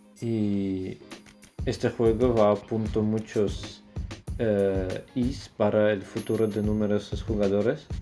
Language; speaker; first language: Spanish; non-native, learner; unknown